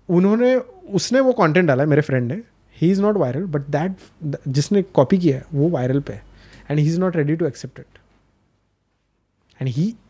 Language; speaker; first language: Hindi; non-native, local second language; Marathi